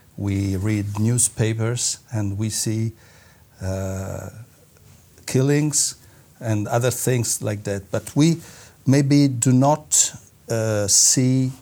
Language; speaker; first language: English; non-native, fluent; Italian